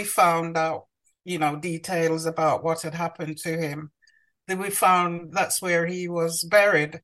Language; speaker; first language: English; native; English